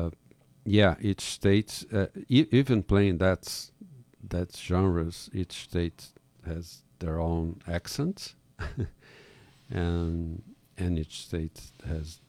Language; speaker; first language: English; non-native, fluent; Portuguese